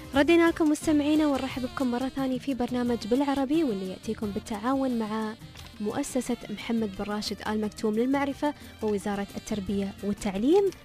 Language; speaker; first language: Arabic; native; Arabic